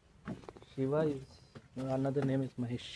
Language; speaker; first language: English; early bilingual, heritage; Bangla